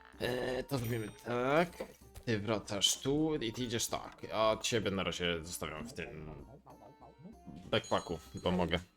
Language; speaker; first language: Polish; native; Polish